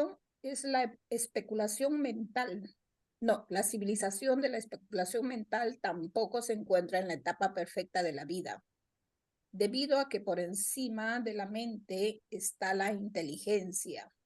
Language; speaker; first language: Spanish; native; Spanish